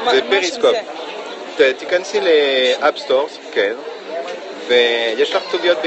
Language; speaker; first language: Hebrew; non-native, fluent; French